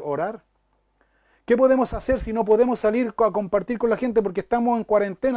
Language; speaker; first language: Spanish; native; Spanish